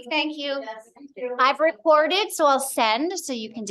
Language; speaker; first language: English; native; English